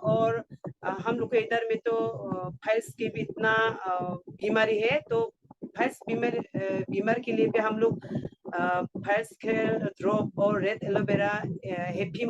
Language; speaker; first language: Hindi; non-native, local second language; Garo